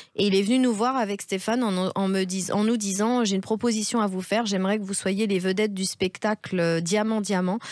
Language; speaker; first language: French; native; French